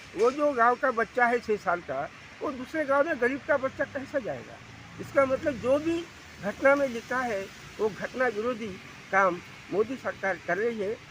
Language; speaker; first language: Hindi; non-native, local second language; Marathi